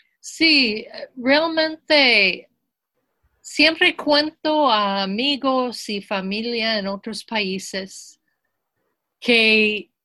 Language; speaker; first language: Spanish; non-native, fluent; English